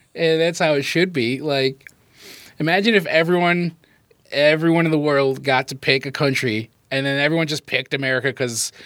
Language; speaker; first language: English; native; English